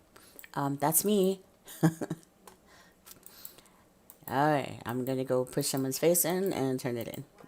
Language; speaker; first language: English; native; English